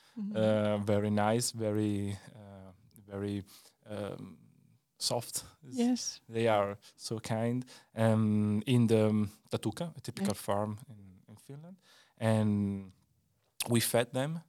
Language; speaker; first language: English; non-native, learner; Italian